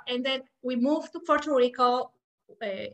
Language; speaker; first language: English; non-native, fluent; Spanish